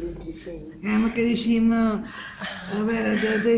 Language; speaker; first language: Spanish; non-native, fluent; Dutch